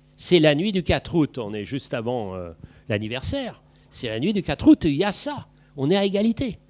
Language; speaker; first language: French; native; French